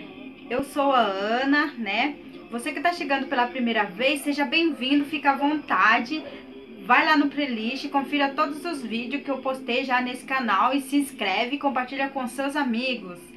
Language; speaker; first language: Portuguese; non-native, local second language; Guarani